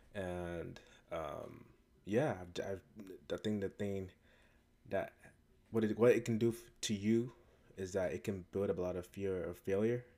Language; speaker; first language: English; native; English